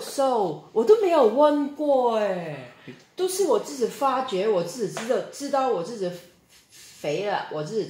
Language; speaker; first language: Chinese; non-native, local second language; Cantonese